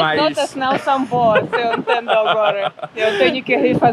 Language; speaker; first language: Portuguese; non-native, fluent; Russian